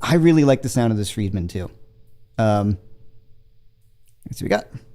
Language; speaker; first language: English; native; English